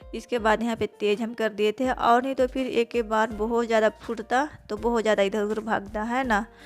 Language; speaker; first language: Hindi; native; Hindi